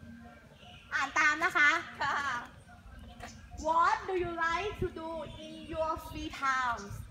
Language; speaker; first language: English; non-native, learner; Thai